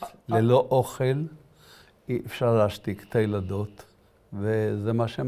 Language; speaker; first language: Hebrew; early bilingual, other home language; Arabic